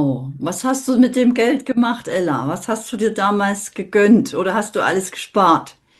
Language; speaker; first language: German; native; German